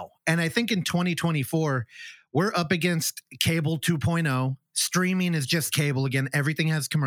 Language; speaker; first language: English; native; English